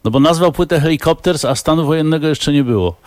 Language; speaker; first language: Polish; native; Polish